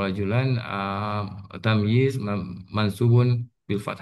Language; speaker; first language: Arabic; non-native, learner; Indonesian